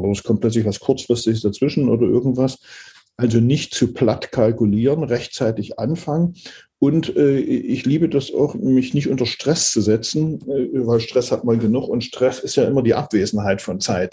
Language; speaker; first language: German; native; German